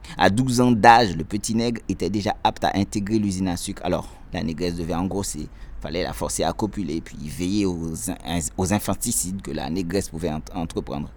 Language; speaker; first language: French; non-native, local second language; Haitian Creole